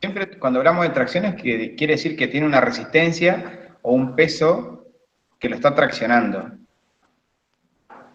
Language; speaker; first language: Spanish; native; Spanish